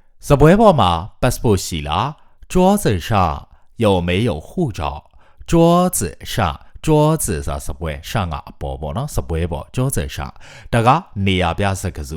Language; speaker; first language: Chinese; non-native, fluent; Burmese